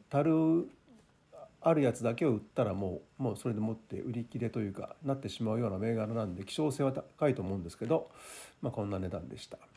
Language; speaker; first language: Japanese; native; Japanese